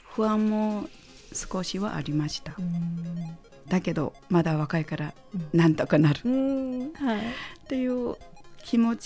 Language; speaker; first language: Japanese; non-native, fluent; Chinese